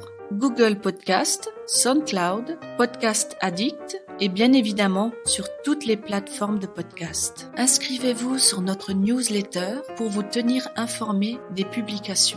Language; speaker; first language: French; native; French